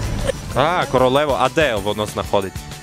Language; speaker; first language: Ukrainian; native; Ukrainian